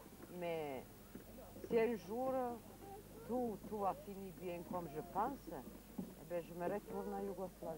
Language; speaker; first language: French; non-native, learner; Serbian